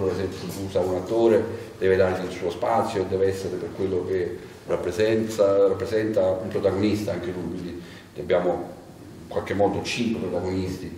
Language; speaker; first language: Italian; native; Italian